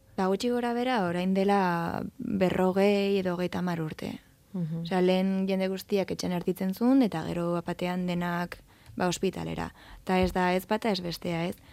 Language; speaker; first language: Basque; native; Basque